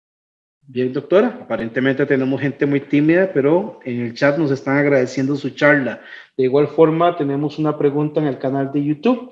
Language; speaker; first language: Spanish; native; Spanish